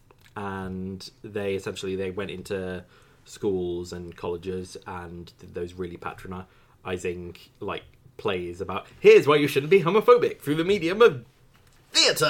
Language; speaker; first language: English; native; English